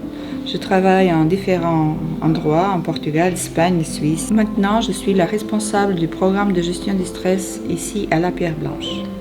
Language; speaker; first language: French; non-native, fluent; Portuguese